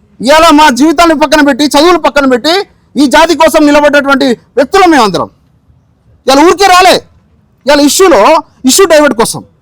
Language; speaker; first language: Telugu; native; Telugu